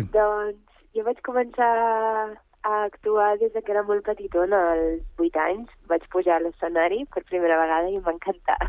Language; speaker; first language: Catalan; early bilingual, other home language; Bulgarian